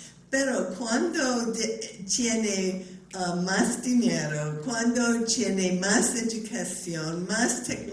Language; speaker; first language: Spanish; non-native, learner; English